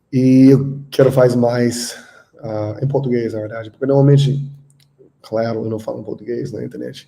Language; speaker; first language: Portuguese; non-native, learner; English